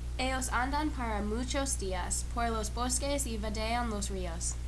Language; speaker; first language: Spanish; non-native, learner; English